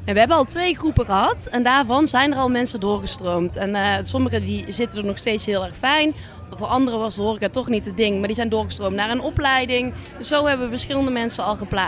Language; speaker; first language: Dutch; native; Dutch